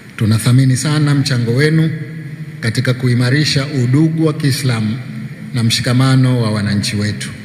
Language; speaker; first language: Swahili; native; Swahili